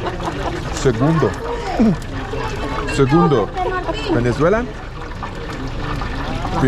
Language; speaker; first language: Spanish; non-native, learner; English